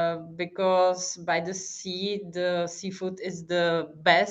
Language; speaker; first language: English; non-native, fluent; Hungarian